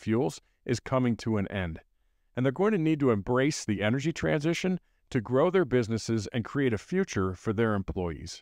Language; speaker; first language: English; native; English